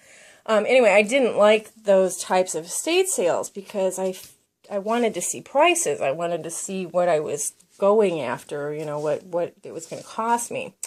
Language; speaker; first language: English; native; English